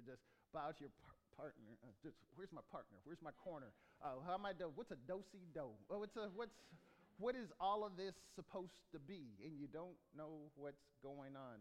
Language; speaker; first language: English; native; English